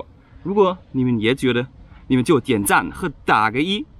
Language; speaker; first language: Chinese; non-native, fluent; German